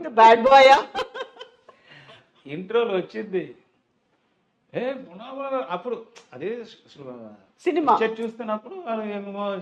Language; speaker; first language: Telugu; non-native, learner; Tamil